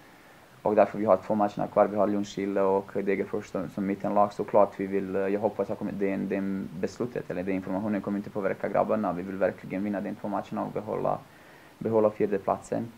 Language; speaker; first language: Swedish; non-native, fluent; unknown